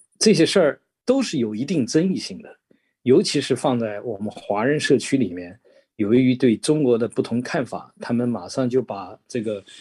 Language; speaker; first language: Chinese; native; Chinese